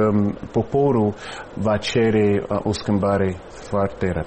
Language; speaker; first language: Romanian; non-native, fluent; English